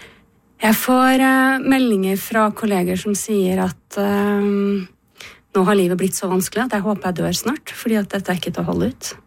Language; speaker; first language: Norwegian; native; Norwegian